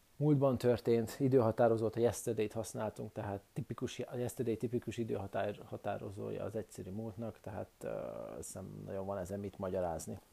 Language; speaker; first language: Hungarian; native; Hungarian